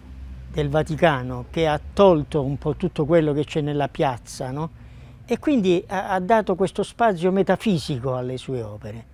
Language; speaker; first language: Italian; native; Italian